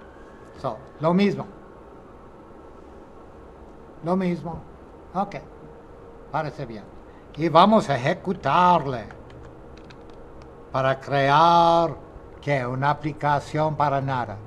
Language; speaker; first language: Spanish; non-native, fluent; English